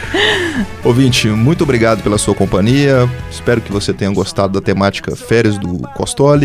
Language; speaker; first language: Portuguese; native; Portuguese